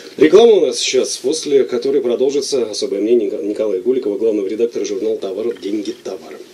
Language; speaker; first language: Russian; native; Russian